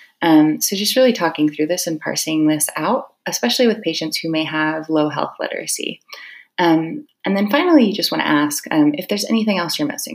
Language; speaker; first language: English; native; English